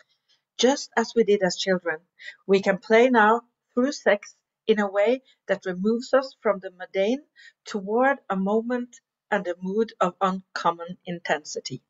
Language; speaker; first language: English; non-native, fluent; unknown